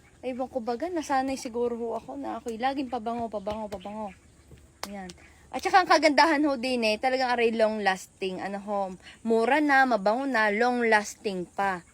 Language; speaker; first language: Filipino; native; Filipino